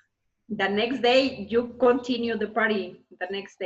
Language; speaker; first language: English; non-native, learner; Spanish